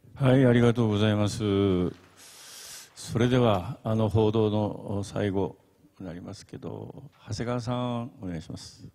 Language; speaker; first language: Japanese; native; Japanese